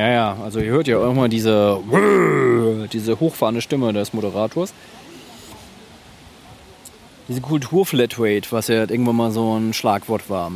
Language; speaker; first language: German; native; German